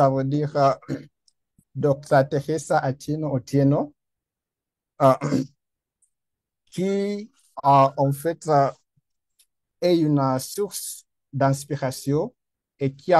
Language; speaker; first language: French; non-native, fluent; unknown